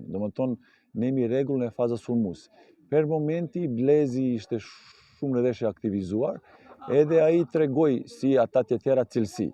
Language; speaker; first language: Albanian; non-native, learner; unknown